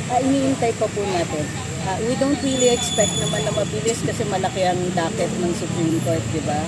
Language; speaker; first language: Filipino; native; Filipino